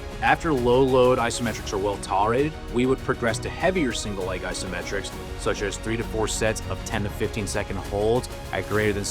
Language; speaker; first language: English; native; English